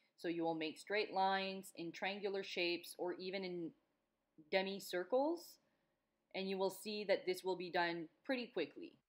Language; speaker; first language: English; non-native, local second language; French